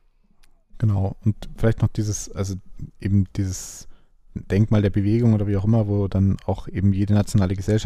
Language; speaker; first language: German; native; German